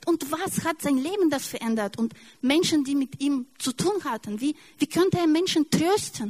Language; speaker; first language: German; non-native, fluent; Russian